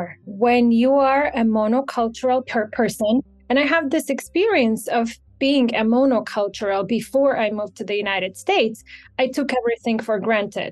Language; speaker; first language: English; non-native, fluent; Ukrainian